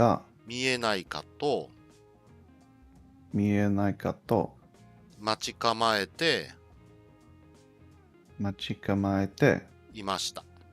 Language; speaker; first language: Japanese; non-native, learner; English